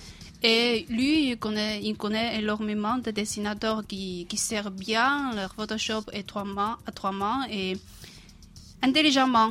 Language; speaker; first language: French; non-native, fluent; Chinese